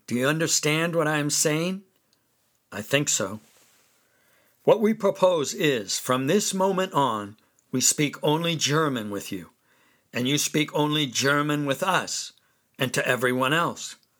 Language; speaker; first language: English; native; English